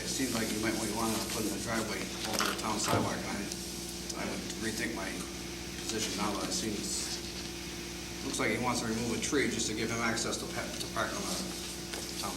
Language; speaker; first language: English; native; English